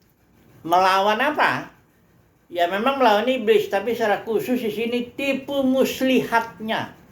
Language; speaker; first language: Indonesian; native; Indonesian